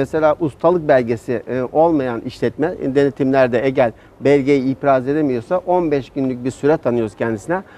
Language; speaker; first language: Turkish; native; Turkish